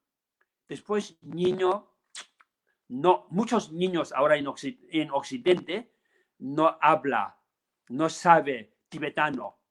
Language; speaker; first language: Spanish; non-native, learner; Tibetan